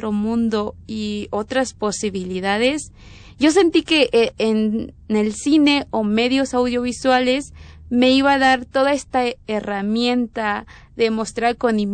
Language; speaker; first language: Spanish; native; Spanish